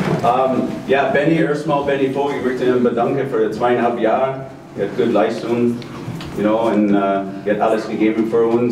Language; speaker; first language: German; non-native, fluent; English